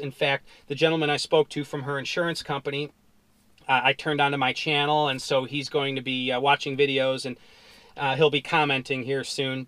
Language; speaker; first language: English; native; English